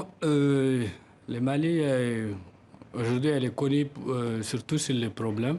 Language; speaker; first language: French; non-native, local second language; Tamasheq